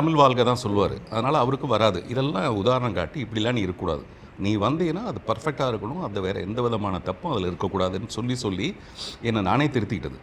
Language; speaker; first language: Tamil; non-native, local second language; Telugu